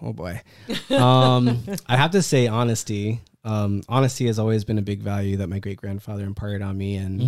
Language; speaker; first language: English; native; English